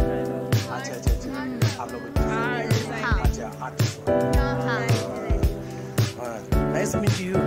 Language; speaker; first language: Hindi; non-native, learner; Tibetan